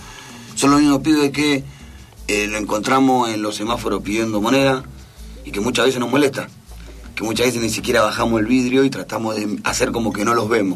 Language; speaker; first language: Spanish; native; Spanish